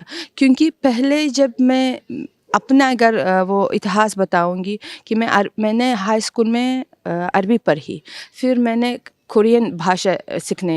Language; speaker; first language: Hindi; non-native, fluent; Uzbek